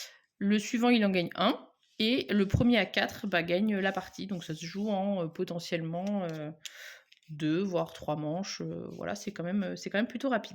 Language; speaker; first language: French; native; French